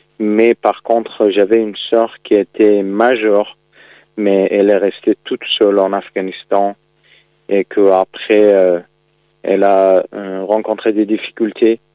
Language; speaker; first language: French; non-native, fluent; Persian